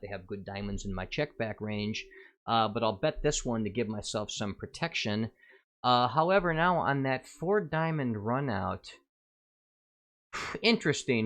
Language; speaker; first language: English; native; English